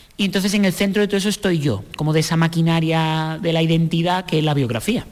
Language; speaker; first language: Spanish; native; Spanish